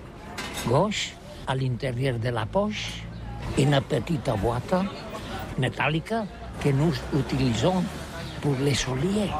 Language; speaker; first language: French; non-native, learner; Catalan